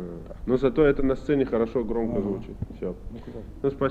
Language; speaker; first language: Russian; native; Russian